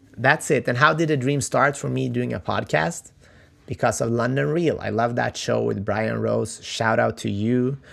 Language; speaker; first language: English; non-native, fluent; Macedonian